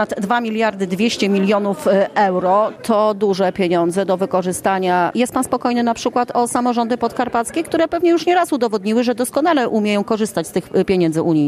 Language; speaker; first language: Polish; native; Polish